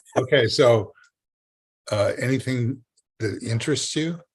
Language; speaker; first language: English; native; English